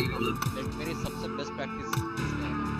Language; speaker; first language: Hindi; native; Hindi